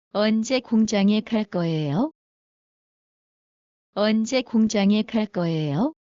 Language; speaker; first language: Korean; non-native, learner; Bangla